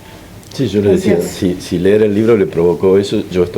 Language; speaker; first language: Spanish; native; Spanish